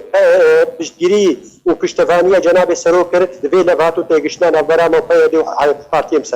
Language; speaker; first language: Kurdish; native; Kurdish